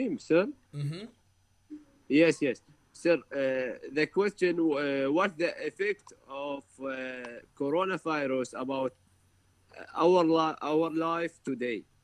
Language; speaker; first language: English; non-native, learner; Arabic